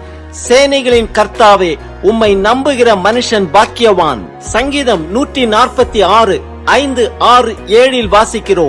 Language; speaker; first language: Tamil; native; Tamil